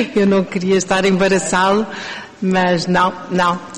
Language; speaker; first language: Portuguese; native; Portuguese